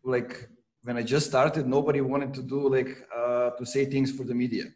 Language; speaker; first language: English; non-native, fluent; Serbian